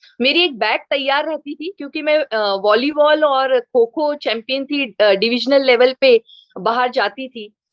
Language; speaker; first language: Hindi; non-native, local second language; Marathi